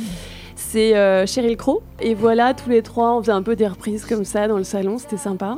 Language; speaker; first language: French; native; French